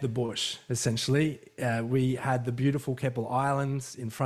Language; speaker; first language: English; native; English